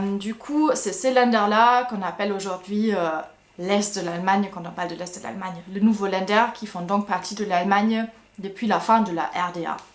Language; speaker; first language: French; non-native, fluent; German